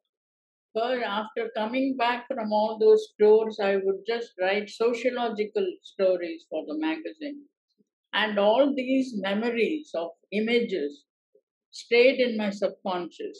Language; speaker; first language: English; non-native, local second language; Tamil